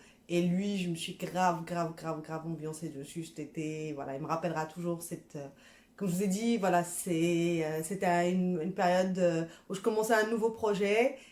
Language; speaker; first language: French; native; French